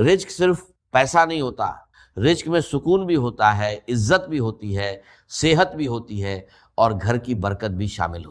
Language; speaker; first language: Urdu; native; Urdu